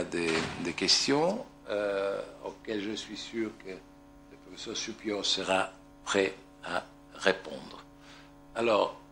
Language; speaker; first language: French; non-native, fluent; Italian